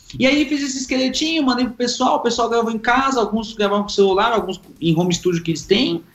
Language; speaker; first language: Portuguese; early bilingual, other home language; Spanish